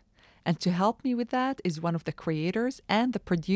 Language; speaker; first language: English; non-native, fluent; Arabic